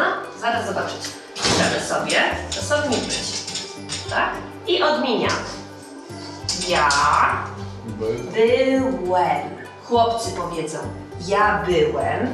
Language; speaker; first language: Polish; non-native, fluent; Ukrainian